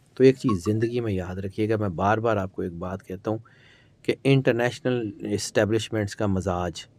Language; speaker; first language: Urdu; non-native, local second language; Punjabi